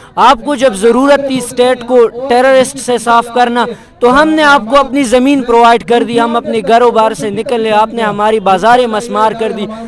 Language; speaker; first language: Urdu; non-native, local second language; Pashto